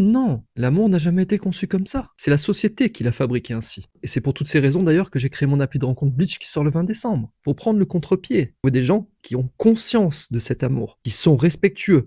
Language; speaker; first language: French; native; French